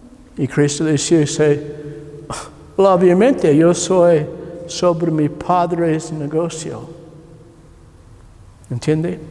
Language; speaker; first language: Spanish; non-native, learner; English